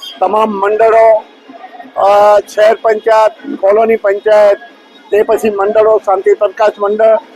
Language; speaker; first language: Gujarati; non-native, local second language; Sindhi